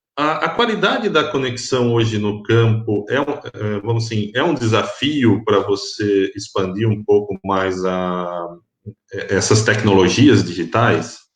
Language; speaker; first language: Portuguese; native; Portuguese